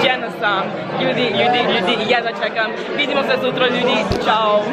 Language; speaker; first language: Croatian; non-native, learner; English